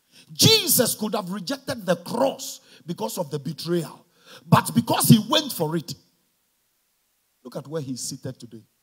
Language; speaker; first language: English; non-native, local second language; Ga